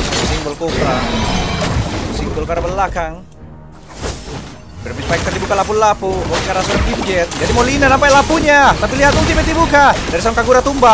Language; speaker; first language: Indonesian; native; Indonesian